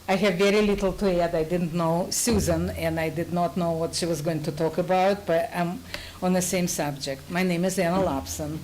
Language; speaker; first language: English; non-native, fluent; Russian